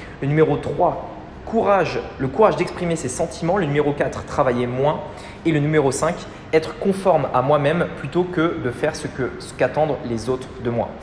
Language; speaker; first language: French; native; French